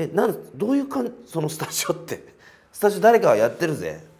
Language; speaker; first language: Japanese; native; Japanese